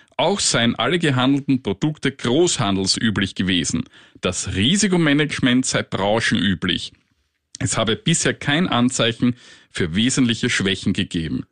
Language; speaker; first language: German; native; German